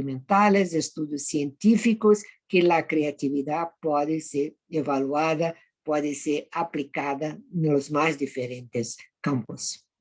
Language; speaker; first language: Spanish; non-native, fluent; Portuguese